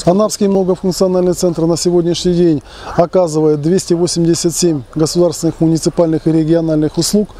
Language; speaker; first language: Russian; native; Russian